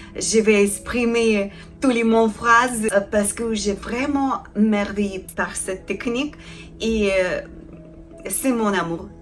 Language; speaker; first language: French; non-native, learner; Ukrainian